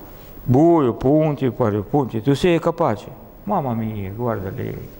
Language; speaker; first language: Italian; non-native, learner; Russian